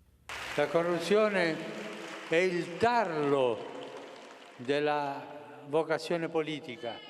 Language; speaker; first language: Italian; non-native, fluent; Spanish